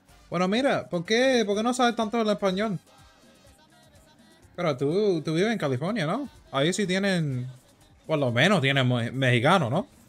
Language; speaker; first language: Spanish; early bilingual, heritage; Spanish